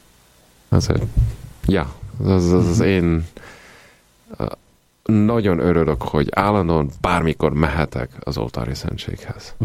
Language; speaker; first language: Hungarian; non-native, fluent; Italian